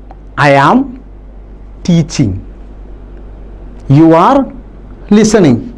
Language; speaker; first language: English; non-native, local second language; Malayalam